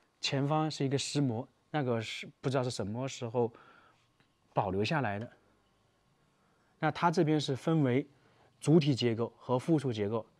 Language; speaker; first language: Chinese; native; Chinese